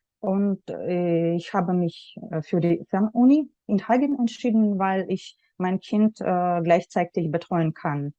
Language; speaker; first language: German; non-native, fluent; Russian